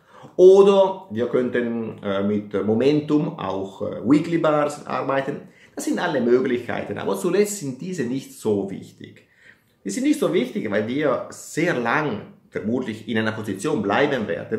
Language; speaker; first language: German; non-native, fluent; Italian